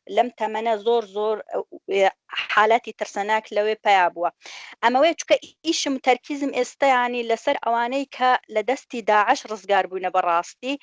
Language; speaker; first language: Central Kurdish; non-native, local second language; Kurdish